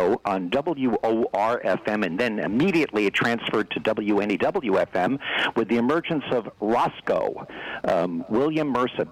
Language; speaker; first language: English; native; English